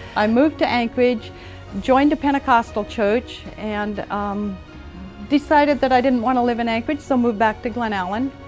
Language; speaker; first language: English; native; English